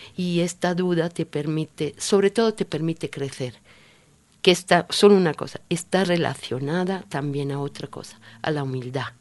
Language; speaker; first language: Spanish; non-native, fluent; Italian